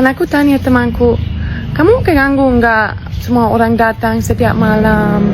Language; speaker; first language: Indonesian; non-native, fluent; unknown